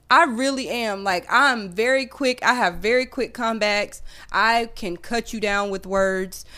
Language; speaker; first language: English; native; English